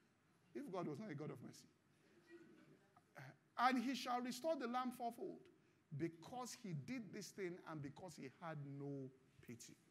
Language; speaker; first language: English; non-native, local second language; Yoruba